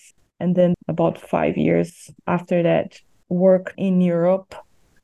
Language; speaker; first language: English; non-native, fluent; Portuguese